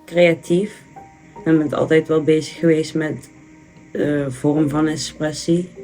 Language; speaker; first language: Dutch; native; Dutch